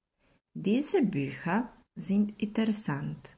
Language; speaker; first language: German; non-native, fluent; Serbian